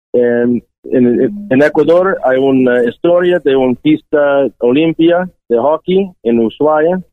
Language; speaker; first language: Spanish; non-native, learner; English